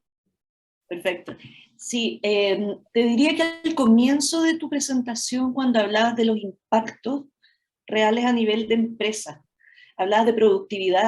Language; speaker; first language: Spanish; native; Spanish